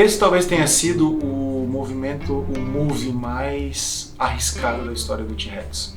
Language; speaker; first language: Portuguese; native; Portuguese